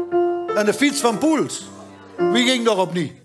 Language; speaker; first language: Dutch; native; Dutch